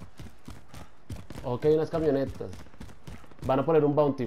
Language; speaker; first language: Spanish; native; Spanish